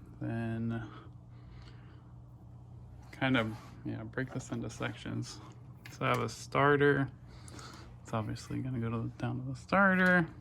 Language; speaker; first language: English; native; English